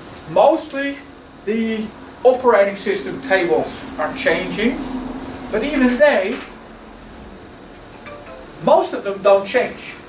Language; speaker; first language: English; non-native, fluent; Dutch